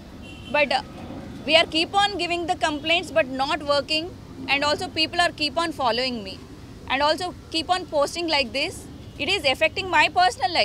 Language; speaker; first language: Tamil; non-native, learner; Telugu